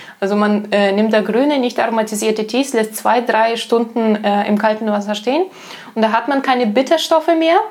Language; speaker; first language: German; non-native, fluent; Russian